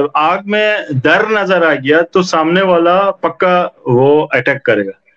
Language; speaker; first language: Hindi; native; Hindi